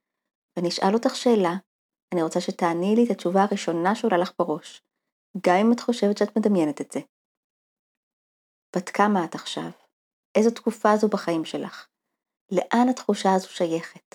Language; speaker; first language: Hebrew; native; Hebrew